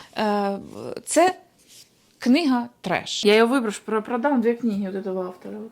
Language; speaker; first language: Ukrainian; native; Ukrainian